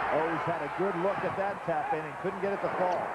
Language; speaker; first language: English; native; English